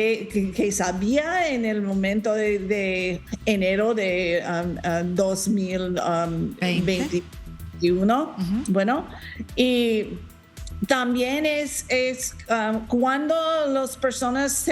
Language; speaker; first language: Spanish; non-native, learner; English